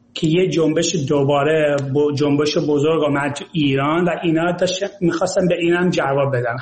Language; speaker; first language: Persian; early bilingual, heritage; Persian